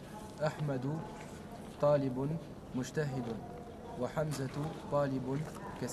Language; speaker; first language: Arabic; non-native, learner; French